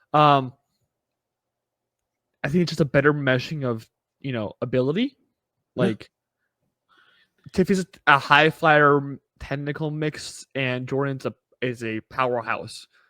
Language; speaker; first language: English; native; English